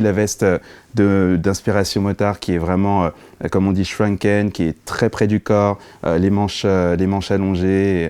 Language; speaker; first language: French; native; French